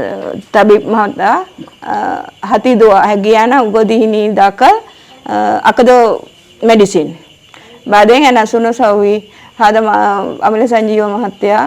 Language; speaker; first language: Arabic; non-native, learner; Sinhala